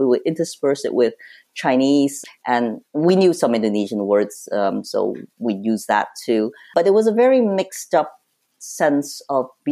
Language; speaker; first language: English; native; English